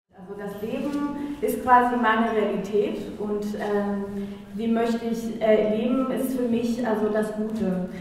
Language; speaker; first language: German; non-native, fluent; Spanish